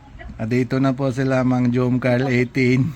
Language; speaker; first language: Filipino; non-native, learner; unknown